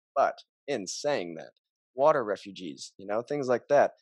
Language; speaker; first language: English; native; English